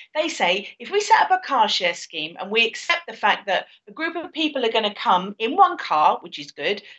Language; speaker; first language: English; native; English